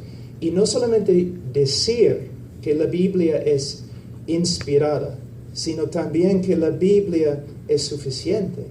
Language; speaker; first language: Spanish; non-native, fluent; English